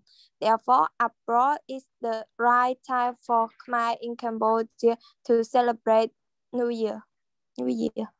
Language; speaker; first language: English; non-native, learner; Khmer